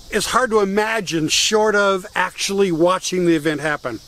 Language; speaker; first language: English; native; English